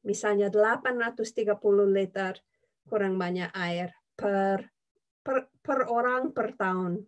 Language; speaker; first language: Indonesian; non-native, fluent; English